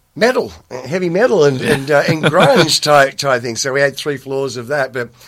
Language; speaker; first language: English; native; English